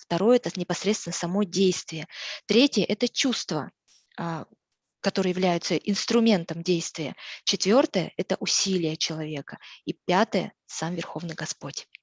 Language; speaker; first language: Russian; native; Russian